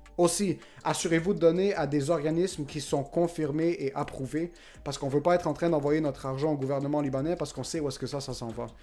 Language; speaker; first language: French; early bilingual, other home language; Arabic